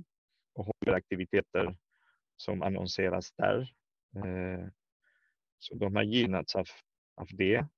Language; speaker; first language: Swedish; non-native, fluent; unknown